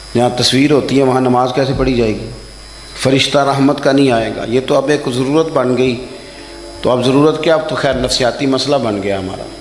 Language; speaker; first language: Urdu; non-native, local second language; Punjabi